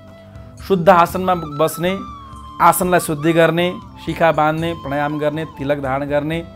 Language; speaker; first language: Nepali; native; Nepali